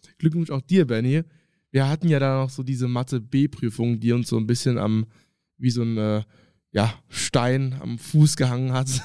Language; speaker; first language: German; native; German